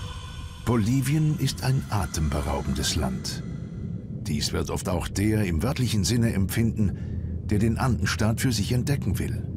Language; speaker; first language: German; native; German